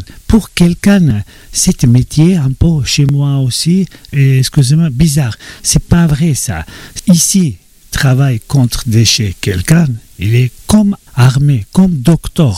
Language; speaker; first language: French; non-native, learner; Georgian